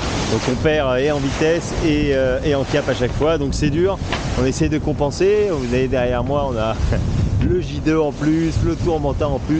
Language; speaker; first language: French; native; French